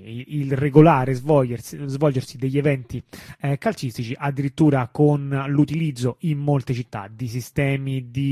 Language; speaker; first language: Italian; native; Italian